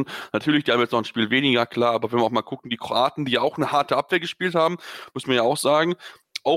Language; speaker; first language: German; native; German